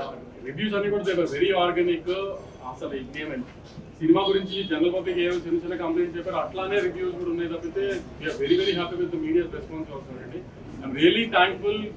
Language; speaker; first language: Telugu; native; Telugu